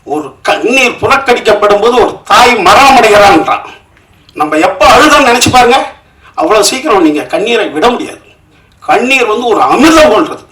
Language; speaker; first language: Tamil; native; Tamil